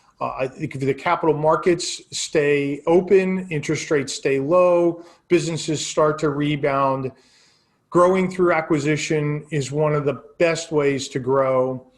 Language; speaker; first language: English; native; English